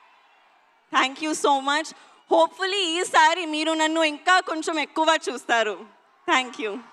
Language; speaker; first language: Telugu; non-native, learner; Hindi